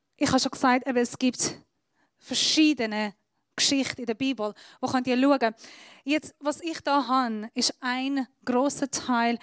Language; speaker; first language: German; non-native, fluent; Persian